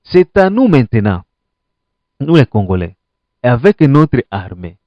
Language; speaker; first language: French; non-native, local second language; Swahili